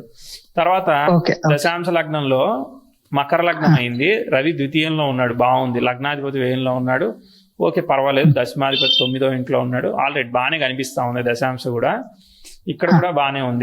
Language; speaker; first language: Telugu; native; Telugu